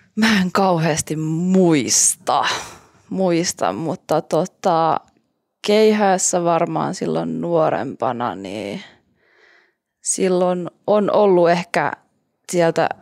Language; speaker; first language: Finnish; native; Finnish